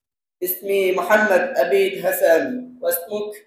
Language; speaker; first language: Arabic; non-native, learner; Bangla